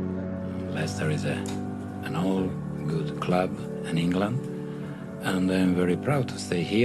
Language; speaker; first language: English; non-native, fluent; Italian